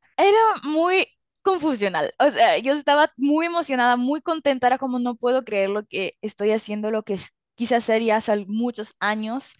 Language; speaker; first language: Spanish; early bilingual, other home language; Italian